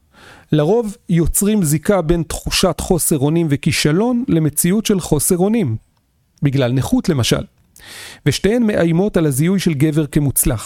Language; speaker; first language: Hebrew; native; Hebrew